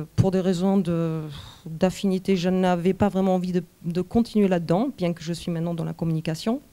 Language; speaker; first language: French; non-native, fluent; German